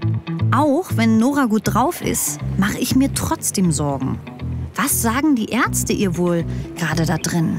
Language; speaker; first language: German; native; German